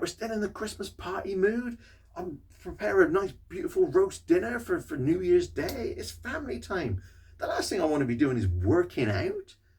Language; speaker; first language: English; native; English